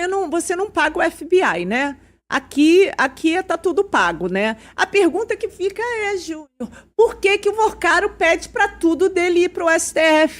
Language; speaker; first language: Portuguese; native; Portuguese